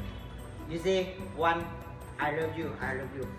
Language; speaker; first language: English; non-native, local second language; Lao